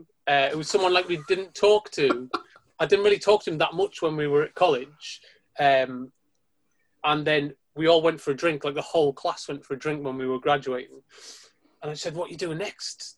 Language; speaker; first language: English; native; English